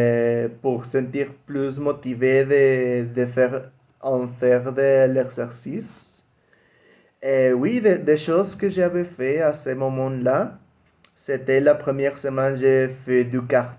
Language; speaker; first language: French; non-native, learner; Spanish